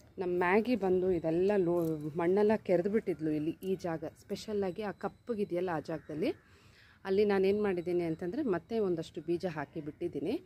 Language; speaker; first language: Kannada; non-native, local second language; Telugu